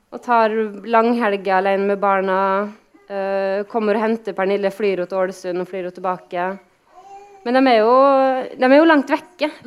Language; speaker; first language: Norwegian; native; Norwegian